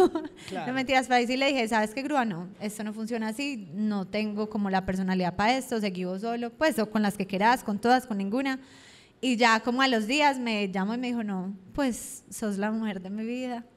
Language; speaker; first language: Spanish; native; Spanish